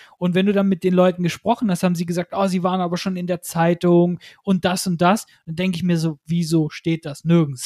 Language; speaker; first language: German; native; German